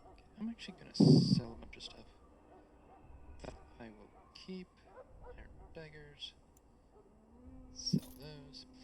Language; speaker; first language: English; native; English